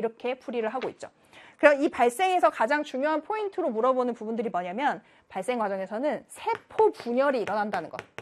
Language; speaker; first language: Korean; native; Korean